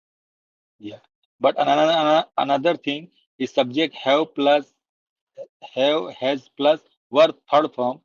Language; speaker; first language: English; non-native, learner; Hindi